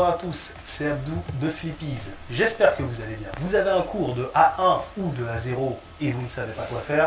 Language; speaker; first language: French; native; French